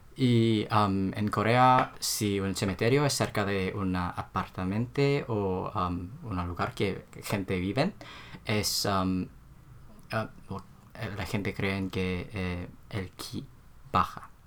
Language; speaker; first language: Spanish; non-native, learner; Korean